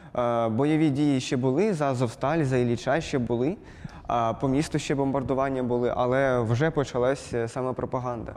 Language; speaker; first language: Ukrainian; native; Ukrainian